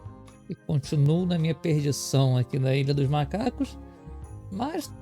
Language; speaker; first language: Portuguese; native; Portuguese